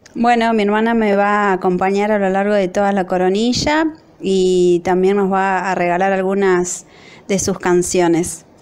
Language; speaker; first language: Spanish; native; Spanish